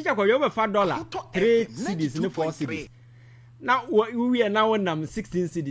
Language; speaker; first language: English; non-native, local second language; Akan